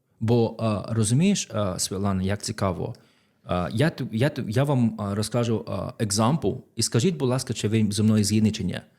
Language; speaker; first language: Ukrainian; non-native, fluent; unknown